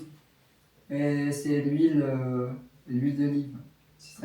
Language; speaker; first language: French; non-native, local second language; Arabic